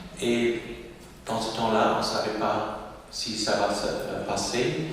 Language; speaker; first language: French; non-native, local second language; German